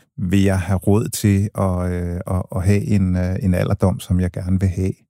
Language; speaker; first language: Danish; early bilingual, other home language; English